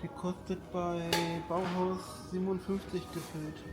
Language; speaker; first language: German; native; German